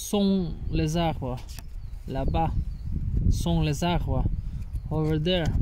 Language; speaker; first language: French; non-native, learner; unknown